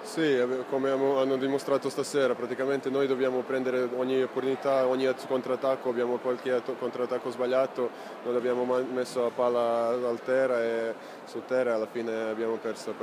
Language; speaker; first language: Italian; non-native, fluent; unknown